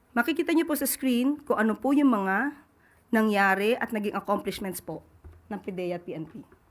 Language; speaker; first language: Filipino; native; Filipino